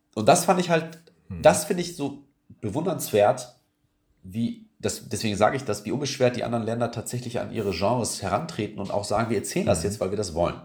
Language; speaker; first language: German; early bilingual, other home language; Turkish